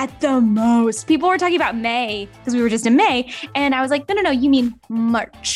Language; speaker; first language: English; native; English